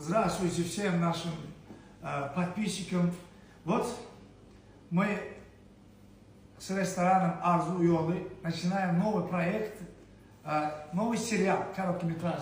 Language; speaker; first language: Russian; non-native, local second language; Turkmen